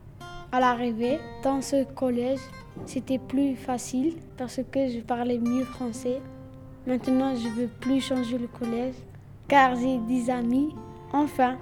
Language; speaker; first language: French; non-native, learner; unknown